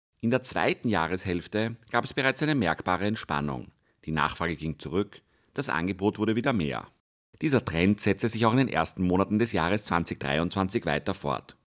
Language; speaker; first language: German; native; German